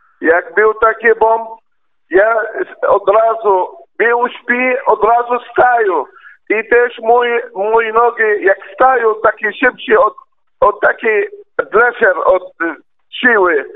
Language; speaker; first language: Polish; non-native, learner; Arabic